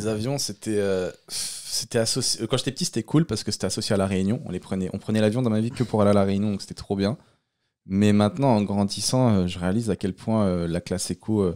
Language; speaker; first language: French; native; French